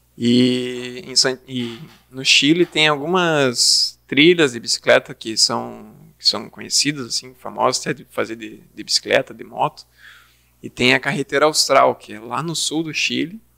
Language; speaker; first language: Portuguese; native; Portuguese